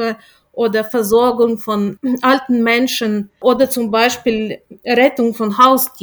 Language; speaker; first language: German; non-native, fluent; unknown